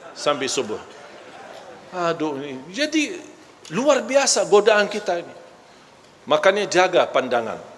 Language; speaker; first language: Malay; non-native, fluent; Arabic